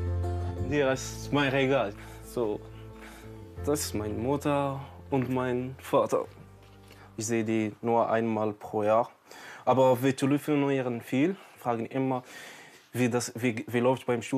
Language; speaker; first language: German; non-native, learner; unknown